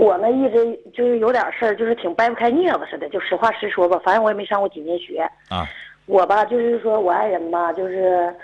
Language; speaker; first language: Chinese; native; Chinese